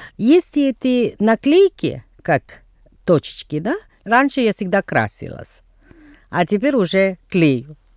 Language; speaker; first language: Russian; non-native, fluent; Tamil